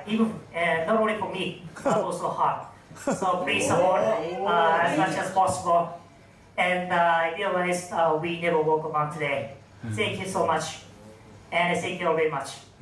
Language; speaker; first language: English; non-native, fluent; Japanese